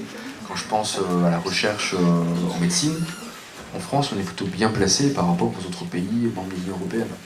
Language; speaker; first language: French; native; French